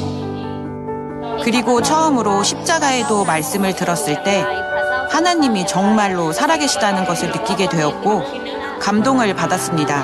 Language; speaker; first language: Korean; non-native, fluent; Thai